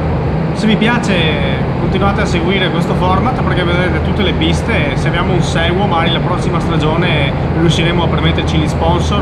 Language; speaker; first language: Italian; native; Italian